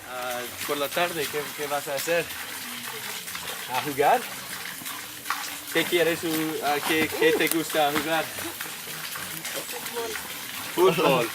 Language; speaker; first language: Spanish; non-native, learner; English